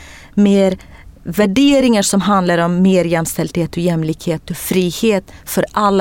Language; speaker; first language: Swedish; non-native, fluent; Kurdish